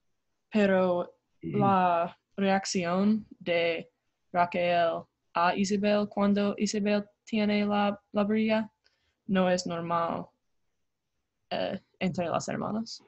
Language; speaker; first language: Spanish; non-native, learner; English